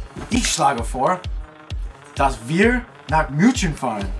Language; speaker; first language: German; non-native, learner; English